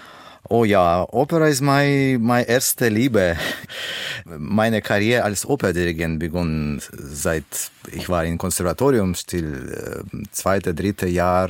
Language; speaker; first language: German; non-native, fluent; Russian